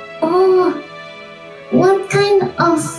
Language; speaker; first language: English; non-native, learner; Indonesian